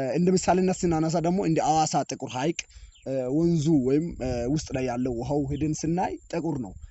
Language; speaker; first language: Amharic; non-native, local second language; Hadiyya